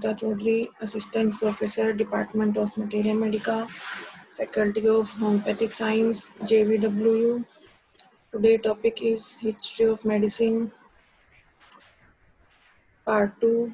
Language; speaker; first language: English; non-native, local second language; Hindi